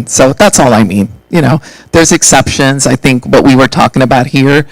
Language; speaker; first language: English; native; English